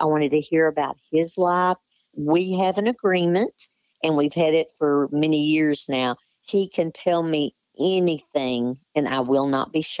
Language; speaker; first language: English; native; English